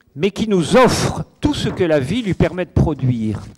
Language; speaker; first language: French; native; French